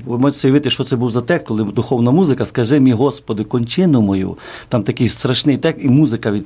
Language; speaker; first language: Ukrainian; native; Ukrainian